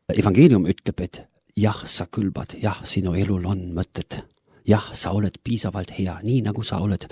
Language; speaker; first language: Estonian; non-native, fluent; German